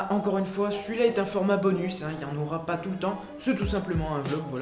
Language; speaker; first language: French; native; French